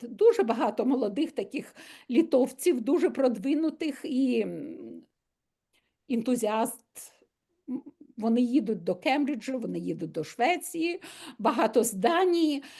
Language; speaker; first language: Ukrainian; non-native, local second language; Russian